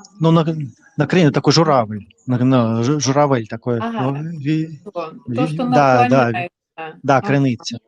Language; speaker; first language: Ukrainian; non-native, learner; Russian